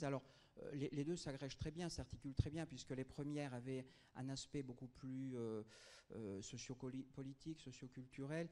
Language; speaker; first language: French; native; French